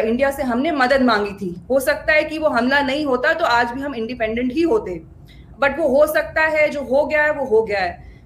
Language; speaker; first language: Hindi; native; Hindi